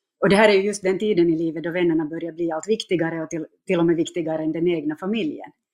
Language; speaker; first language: Swedish; native; Swedish